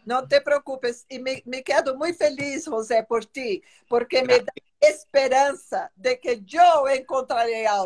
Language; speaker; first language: Spanish; non-native, fluent; Portuguese